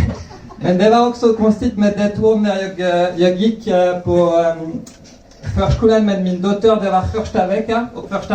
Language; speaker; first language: Swedish; non-native, fluent; French